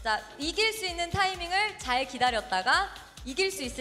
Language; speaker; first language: Korean; native; Korean